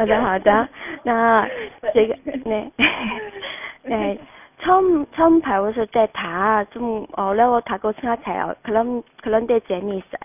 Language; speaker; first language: Korean; non-native, fluent; Chinese